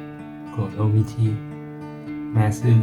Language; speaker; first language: Japanese; non-native, learner; English